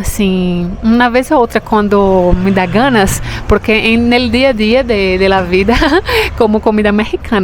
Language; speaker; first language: Spanish; non-native, fluent; Portuguese